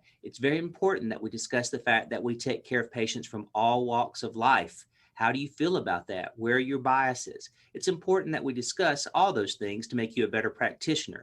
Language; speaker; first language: English; native; English